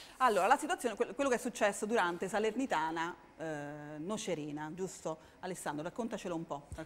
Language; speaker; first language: Italian; native; Italian